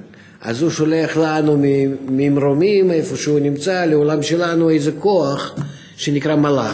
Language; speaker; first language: Hebrew; non-native, fluent; Russian